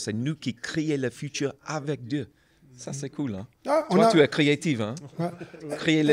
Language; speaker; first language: French; non-native, learner; English